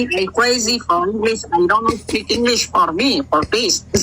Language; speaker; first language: English; non-native, learner; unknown